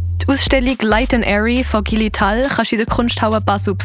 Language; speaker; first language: German; native; German